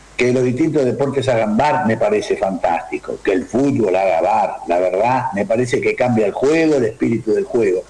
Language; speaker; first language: Spanish; native; Spanish